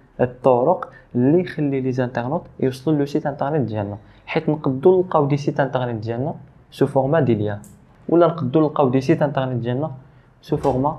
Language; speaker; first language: Arabic; native; Arabic